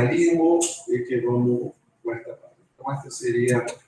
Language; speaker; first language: Spanish; non-native, fluent; Portuguese